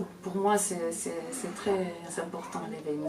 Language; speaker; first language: French; non-native, fluent; Portuguese